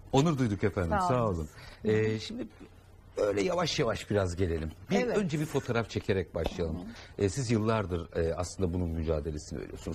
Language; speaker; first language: Turkish; native; Turkish